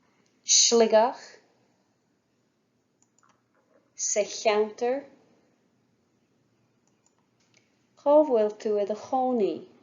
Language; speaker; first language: Irish; non-native, fluent; English